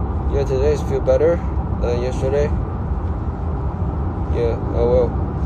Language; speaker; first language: English; non-native, fluent; Chinese